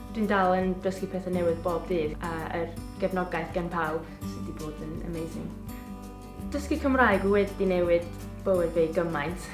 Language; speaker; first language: Welsh; non-native, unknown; English